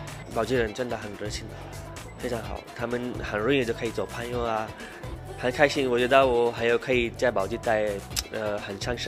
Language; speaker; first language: Chinese; non-native, learner; Hindi